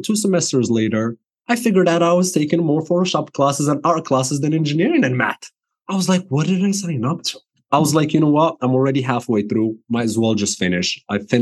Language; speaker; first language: English; non-native, fluent; Arabic